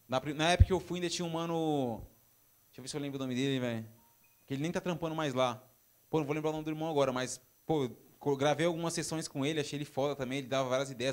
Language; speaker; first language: Portuguese; native; Portuguese